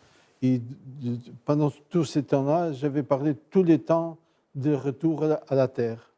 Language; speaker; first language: French; non-native, fluent; Portuguese